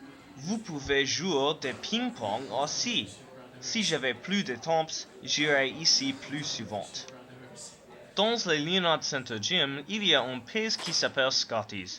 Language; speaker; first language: French; non-native, learner; English